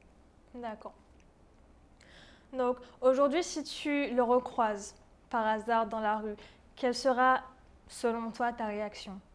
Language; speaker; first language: French; native; French